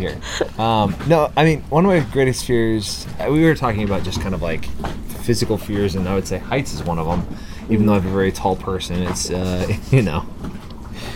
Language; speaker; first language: English; native; English